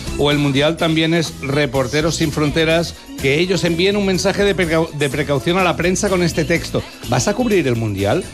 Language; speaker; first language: Spanish; native; Spanish